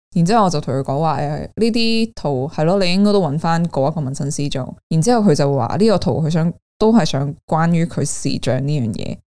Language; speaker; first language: Cantonese; native; Cantonese